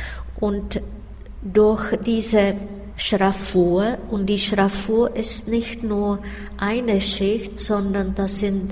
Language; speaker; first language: German; non-native, fluent; Czech